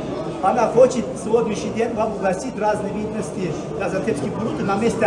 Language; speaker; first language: Russian; non-native, fluent; Turkish